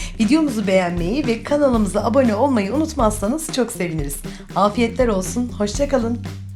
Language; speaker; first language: Turkish; native; Turkish